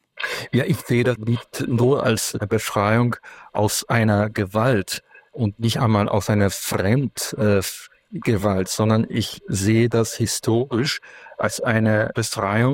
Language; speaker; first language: German; non-native, fluent; Ukrainian